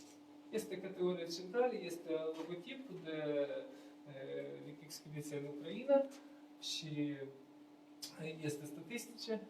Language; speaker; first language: Romanian; non-native, learner; Ukrainian